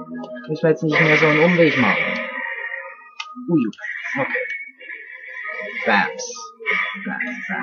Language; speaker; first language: German; native; German